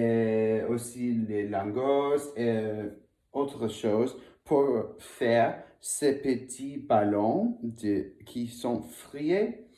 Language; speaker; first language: French; non-native, learner; English